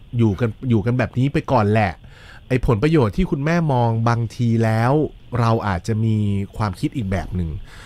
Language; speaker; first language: Thai; native; Thai